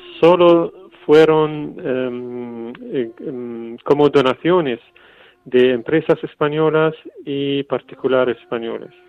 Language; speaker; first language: Spanish; non-native, fluent; Arabic